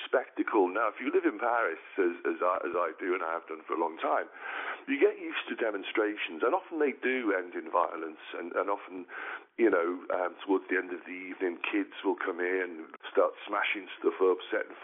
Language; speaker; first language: English; native; English